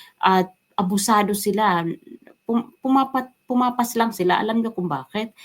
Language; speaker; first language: Filipino; non-native, local second language; Waray